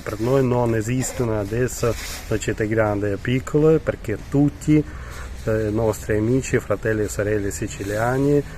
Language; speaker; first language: Italian; non-native, learner; Ukrainian